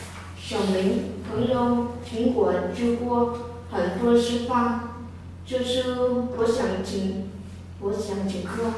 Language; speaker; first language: Chinese; non-native, learner; Vietnamese